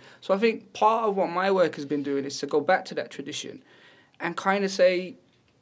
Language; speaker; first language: English; native; English